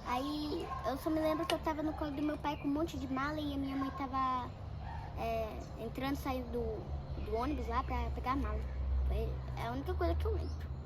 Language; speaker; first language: Portuguese; early bilingual, other home language; Spanish